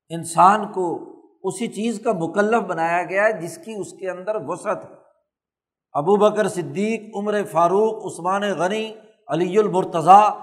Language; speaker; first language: Urdu; non-native, local second language; Punjabi